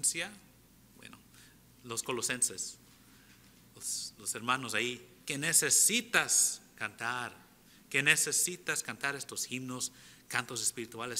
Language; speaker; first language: Spanish; early bilingual, heritage; English